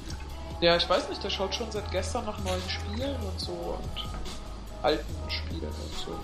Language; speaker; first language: German; native; German